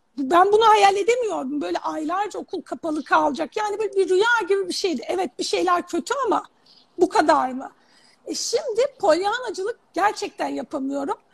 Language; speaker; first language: Turkish; early bilingual, heritage; Turkish